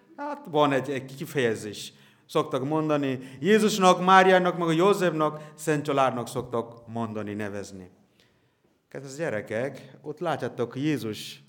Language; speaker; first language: Hungarian; non-native, learner; Bangla